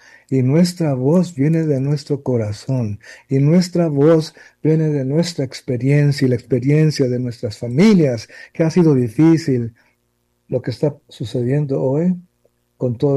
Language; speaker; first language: Spanish; early bilingual, heritage; Spanish